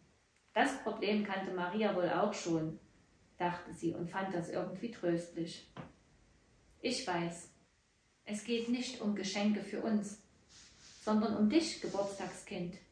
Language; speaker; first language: German; native; German